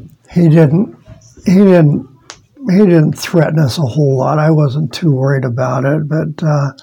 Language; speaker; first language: English; native; English